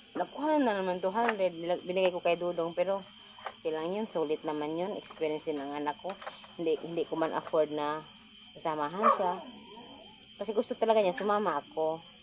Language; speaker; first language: Filipino; non-native, local second language; Cebuano